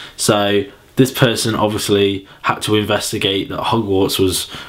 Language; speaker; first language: English; native; English